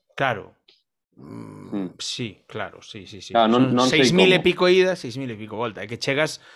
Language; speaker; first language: Galician; non-native, local second language; Spanish